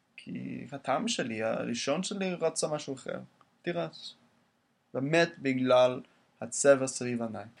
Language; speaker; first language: Hebrew; non-native, learner; English